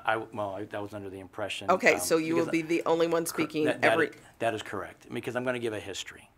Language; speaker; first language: English; native; English